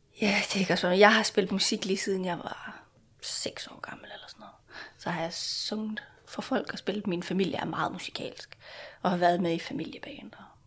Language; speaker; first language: Danish; non-native, local second language; Faroese